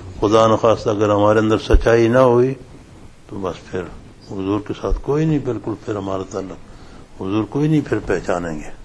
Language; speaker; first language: Urdu; non-native, local second language; Punjabi